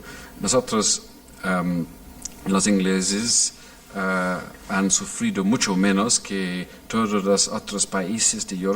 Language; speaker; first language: Spanish; non-native, fluent; English